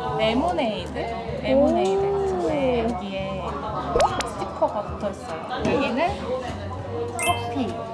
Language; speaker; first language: Korean; native; Korean